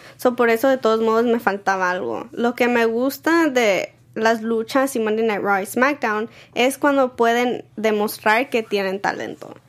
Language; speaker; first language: Spanish; early bilingual, heritage; Spanish